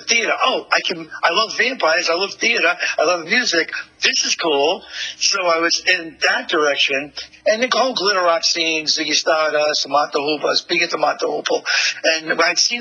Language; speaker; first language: English; native; English